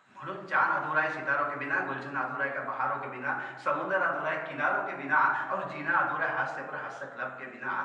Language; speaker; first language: Hindi; non-native, local second language; Marathi